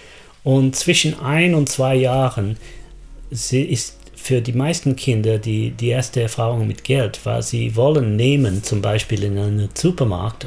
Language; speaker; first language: German; non-native, fluent; English